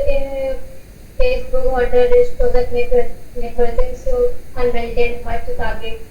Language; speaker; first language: German; non-native, learner; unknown